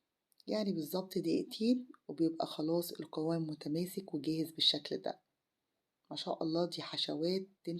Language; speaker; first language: Arabic; native; Arabic